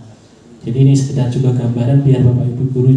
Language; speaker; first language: Indonesian; native; Indonesian